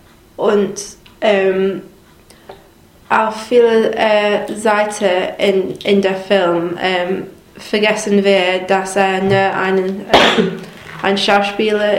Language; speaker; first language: German; non-native, learner; English